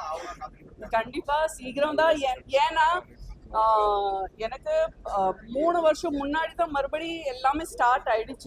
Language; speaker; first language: Tamil; non-native, local second language; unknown